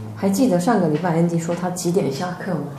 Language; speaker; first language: Chinese; native; Chinese